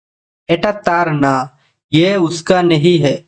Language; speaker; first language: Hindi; non-native, learner; Bangla